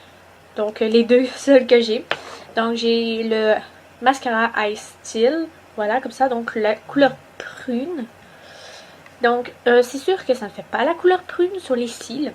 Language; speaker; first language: French; native; French